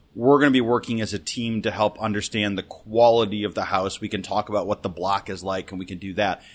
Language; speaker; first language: English; native; English